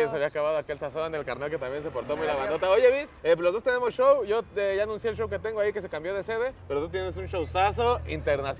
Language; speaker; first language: Spanish; native; Spanish